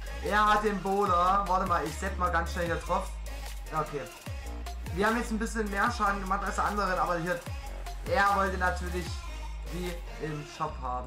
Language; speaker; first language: German; native; German